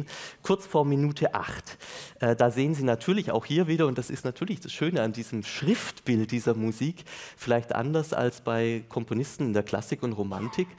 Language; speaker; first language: German; native; German